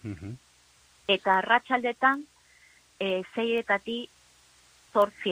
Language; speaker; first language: Basque; non-native, learner; Spanish